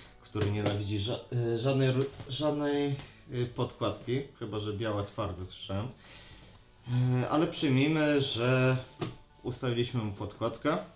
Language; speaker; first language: Polish; native; Polish